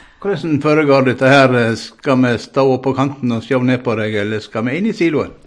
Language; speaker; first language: Norwegian; native; Norwegian